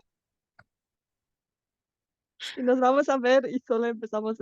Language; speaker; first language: Spanish; non-native, fluent; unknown